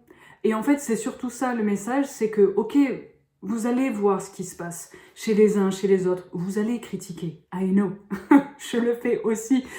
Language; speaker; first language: French; native; French